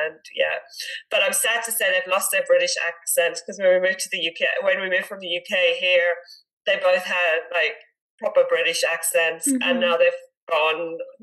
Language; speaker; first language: English; native; English